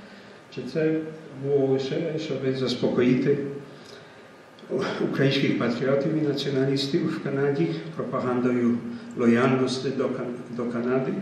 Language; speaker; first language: Ukrainian; early bilingual, heritage; Ukrainian